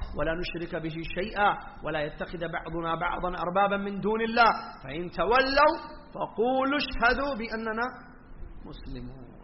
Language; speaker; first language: Urdu; native; Urdu